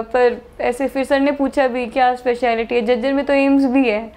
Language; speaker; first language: Hindi; native; Hindi